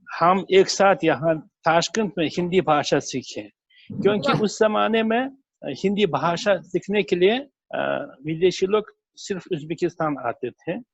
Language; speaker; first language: Hindi; non-native, fluent; Uzbek